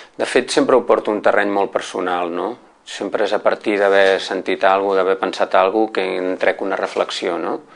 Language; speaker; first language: Catalan; native; Catalan